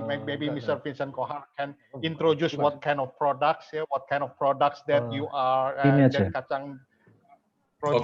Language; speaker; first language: English; non-native, fluent; Indonesian